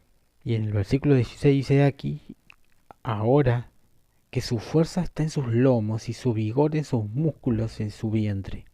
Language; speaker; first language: Spanish; native; Spanish